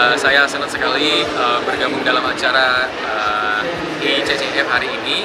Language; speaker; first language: Indonesian; non-native, fluent; Arabic